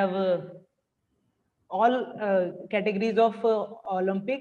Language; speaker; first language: English; non-native, local second language; Hindi